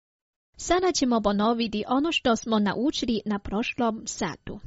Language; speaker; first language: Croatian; non-native, fluent; Chinese